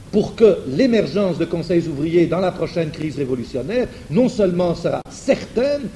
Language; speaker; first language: French; non-native, fluent; German